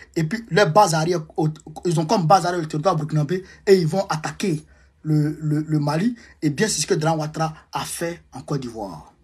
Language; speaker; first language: French; non-native, local second language; Dyula